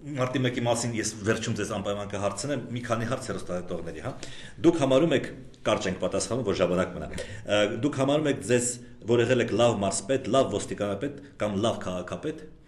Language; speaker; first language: Armenian; native; Armenian